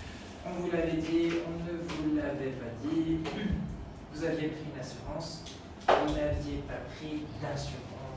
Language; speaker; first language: French; non-native, fluent; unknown